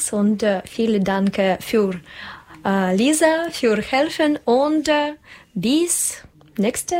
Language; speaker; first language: German; non-native, learner; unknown